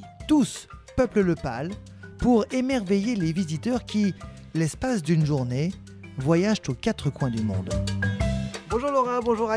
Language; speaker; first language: French; native; French